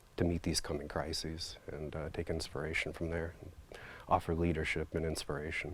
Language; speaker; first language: English; native; English